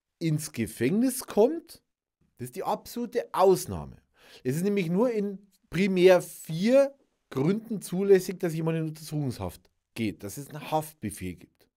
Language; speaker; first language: German; native; German